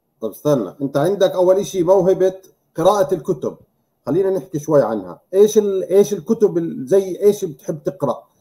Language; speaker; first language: Arabic; native; Arabic